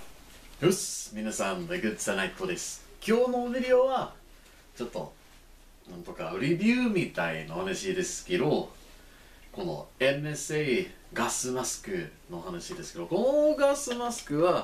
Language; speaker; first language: Japanese; non-native, learner; English